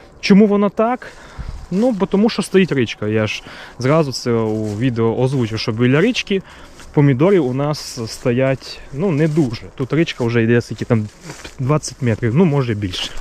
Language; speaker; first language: Ukrainian; native; Ukrainian